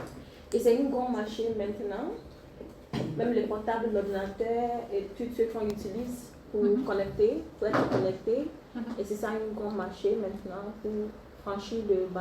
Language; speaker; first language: French; non-native, learner; English